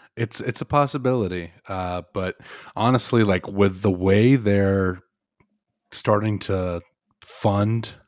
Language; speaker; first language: English; native; English